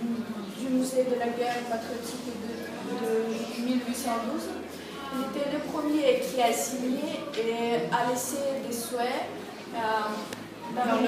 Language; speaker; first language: French; non-native, learner; Russian